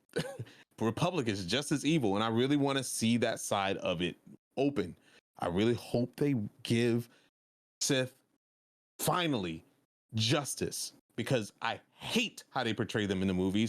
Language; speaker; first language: English; native; English